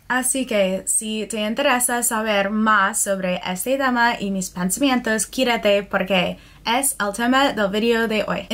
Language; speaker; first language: Spanish; non-native, fluent; English